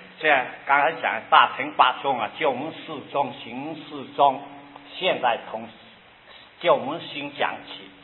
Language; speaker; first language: Chinese; non-native, local second language; Cantonese